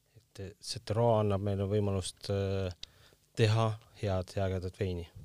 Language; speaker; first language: Estonian; non-native, local second language; Russian